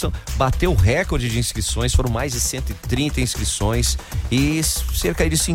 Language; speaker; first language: Portuguese; native; Portuguese